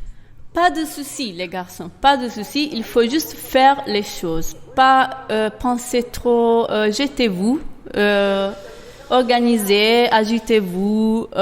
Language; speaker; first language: French; non-native, fluent; Italian